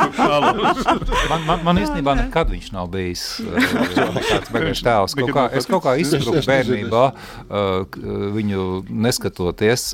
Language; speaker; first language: Latvian; native; Latvian